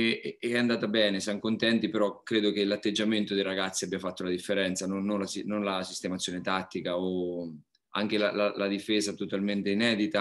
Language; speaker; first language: Italian; native; Italian